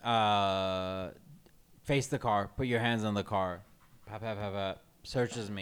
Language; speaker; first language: English; native; English